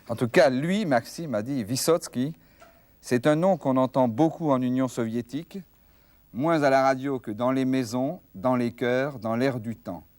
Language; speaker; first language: French; native; French